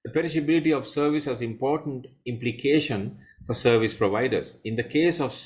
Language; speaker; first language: English; non-native, local second language; Sinhala